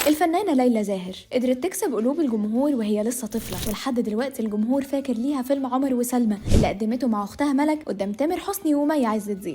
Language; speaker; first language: Arabic; native; Arabic